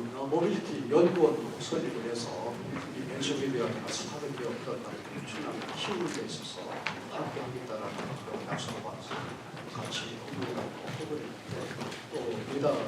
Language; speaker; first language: Korean; native; Korean